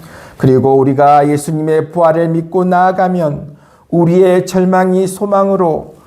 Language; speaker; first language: Korean; native; Korean